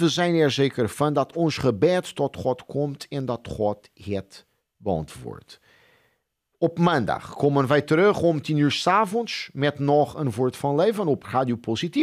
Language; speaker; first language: Dutch; non-native, fluent; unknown